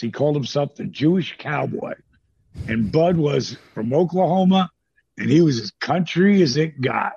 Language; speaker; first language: English; native; English